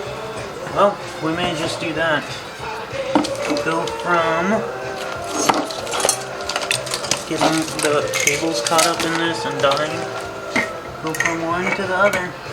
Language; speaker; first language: English; native; English